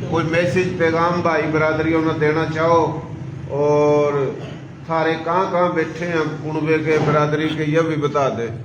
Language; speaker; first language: Hindi; non-native, local second language; Marwari